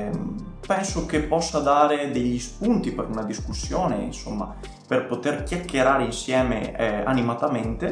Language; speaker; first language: Italian; native; Italian